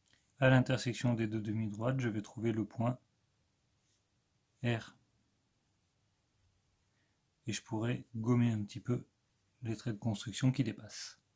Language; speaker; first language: French; native; French